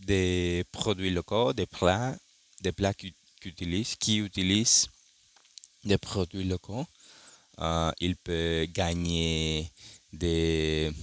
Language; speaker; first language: French; non-native, learner; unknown